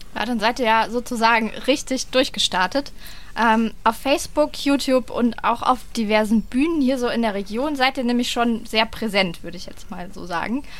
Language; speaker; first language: German; native; German